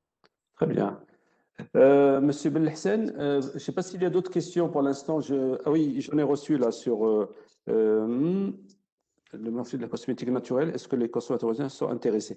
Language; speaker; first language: French; non-native, local second language; Arabic